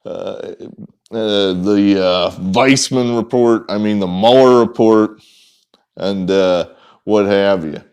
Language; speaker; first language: English; native; English